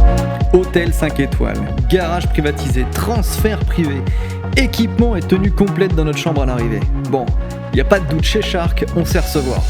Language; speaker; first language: French; native; French